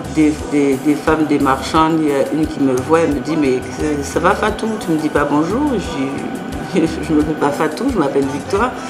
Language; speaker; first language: French; native; French